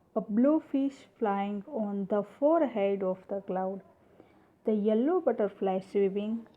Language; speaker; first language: English; non-native, local second language; Gujarati